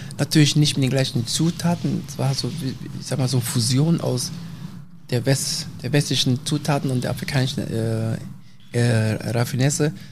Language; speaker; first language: German; early bilingual, other home language; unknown